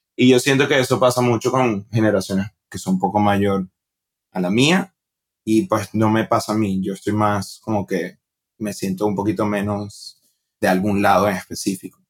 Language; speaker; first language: Spanish; native; Spanish